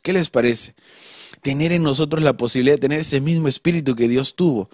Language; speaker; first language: Spanish; native; Spanish